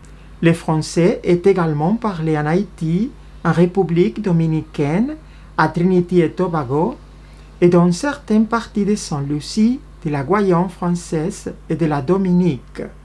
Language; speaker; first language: French; non-native, fluent; Spanish